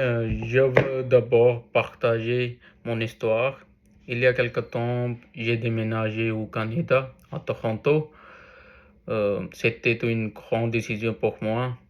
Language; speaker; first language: French; non-native, learner; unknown